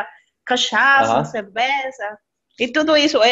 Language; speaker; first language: Portuguese; non-native, learner; Spanish